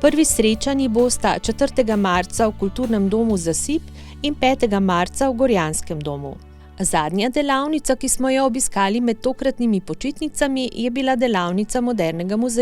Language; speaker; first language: Slovenian; native; Slovenian